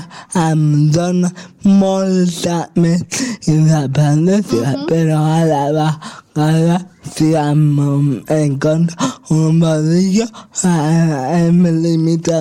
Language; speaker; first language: Catalan; non-native, local second language; Spanish